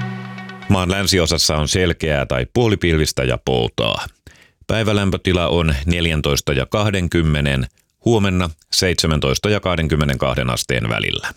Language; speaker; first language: Finnish; native; Finnish